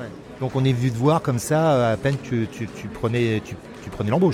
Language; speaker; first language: French; native; French